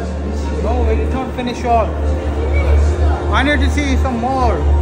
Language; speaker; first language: English; non-native, local second language; Hindi